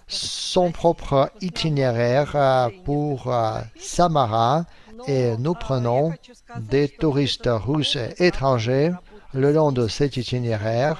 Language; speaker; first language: French; non-native, fluent; Russian